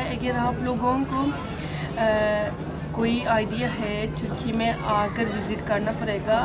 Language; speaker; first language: Hindi; non-native, learner; Turkish